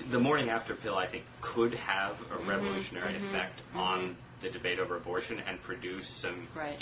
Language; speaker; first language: English; native; English